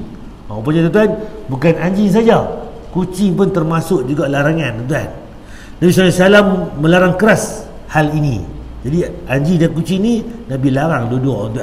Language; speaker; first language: Malay; native; Malay